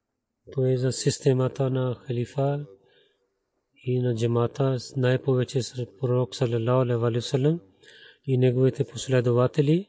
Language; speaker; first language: Bulgarian; non-native, learner; Urdu